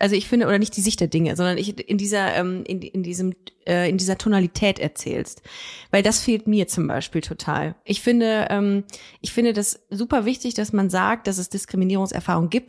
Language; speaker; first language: German; native; German